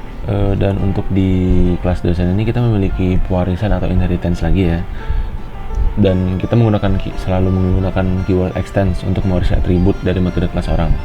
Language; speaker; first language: Indonesian; native; Indonesian